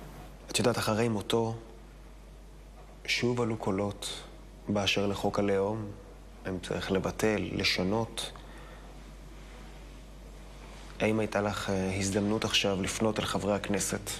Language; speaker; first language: Hebrew; native; Hebrew